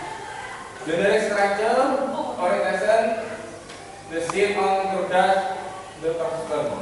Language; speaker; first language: English; non-native, learner; Indonesian